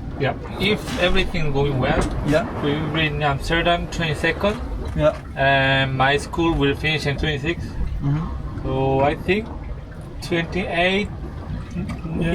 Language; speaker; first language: English; non-native, learner; Korean